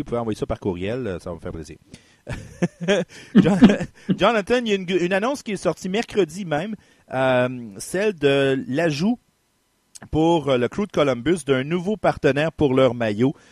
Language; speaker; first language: French; native; French